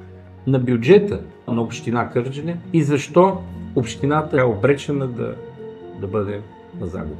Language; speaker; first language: Bulgarian; native; Bulgarian